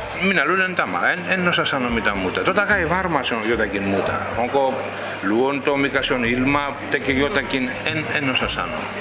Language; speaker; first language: Finnish; non-native, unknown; Greek